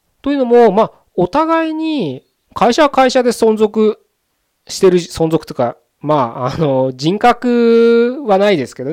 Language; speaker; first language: Japanese; native; Japanese